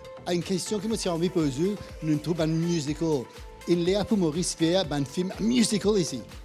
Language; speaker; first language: French; non-native, local second language; Morisyen